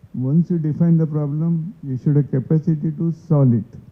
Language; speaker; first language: English; non-native, local second language; Marathi